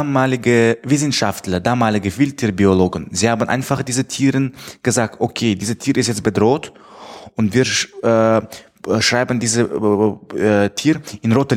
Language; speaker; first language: German; non-native, fluent; Tajik